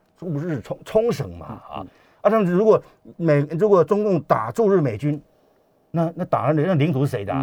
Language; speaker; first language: Chinese; native; Chinese